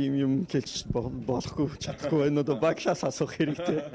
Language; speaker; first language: Mongolian; non-native, learner; French